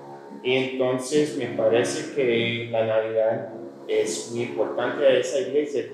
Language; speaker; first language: Spanish; non-native, fluent; English